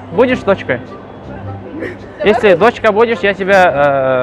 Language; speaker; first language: Russian; non-native, local second language; Kazakh